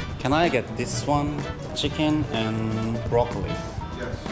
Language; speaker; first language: English; non-native, learner; Korean